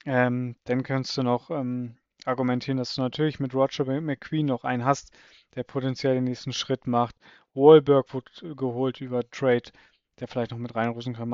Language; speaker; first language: German; native; German